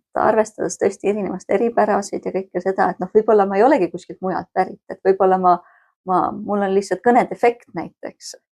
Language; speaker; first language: Estonian; native; Estonian